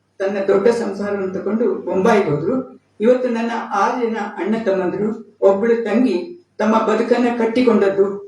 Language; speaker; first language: Kannada; native; Kannada